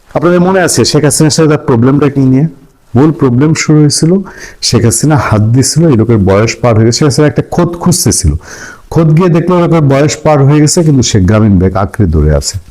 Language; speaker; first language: Bangla; native; Bangla